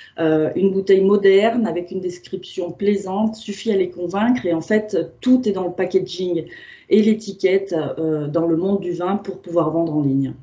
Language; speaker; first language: French; native; French